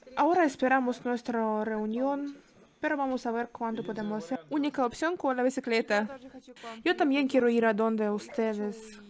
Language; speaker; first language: Spanish; non-native, fluent; Ukrainian